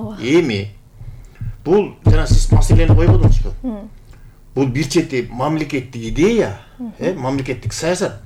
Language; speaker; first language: Kyrgyz; native; Kyrgyz